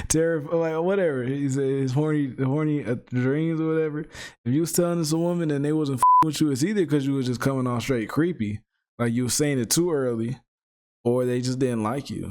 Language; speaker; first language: English; native; English